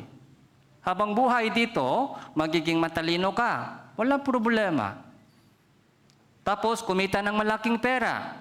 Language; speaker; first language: Filipino; non-native, fluent; Korean